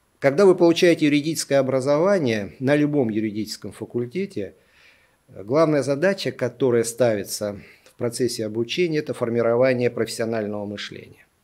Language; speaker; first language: Russian; native; Russian